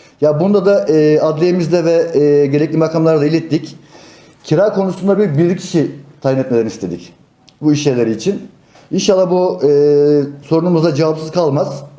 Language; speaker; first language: Turkish; native; Turkish